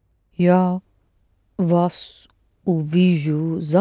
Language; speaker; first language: Russian; non-native, learner; English